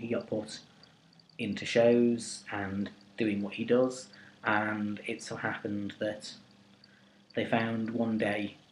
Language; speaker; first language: English; native; English